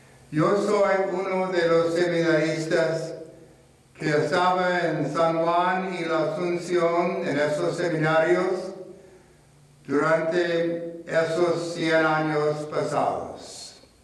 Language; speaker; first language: Spanish; non-native, fluent; English